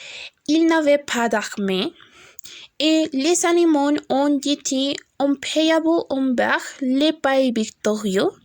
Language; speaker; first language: French; non-native, learner; Spanish